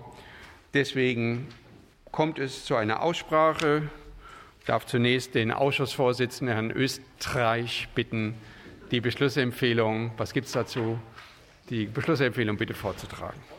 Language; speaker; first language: German; native; German